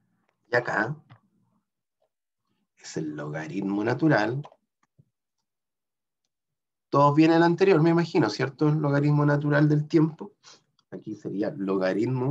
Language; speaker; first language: Spanish; native; Spanish